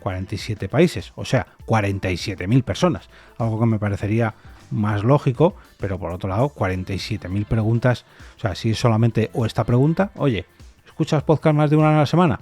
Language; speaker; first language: Spanish; native; Spanish